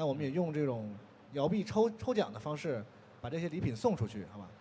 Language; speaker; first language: Chinese; native; Chinese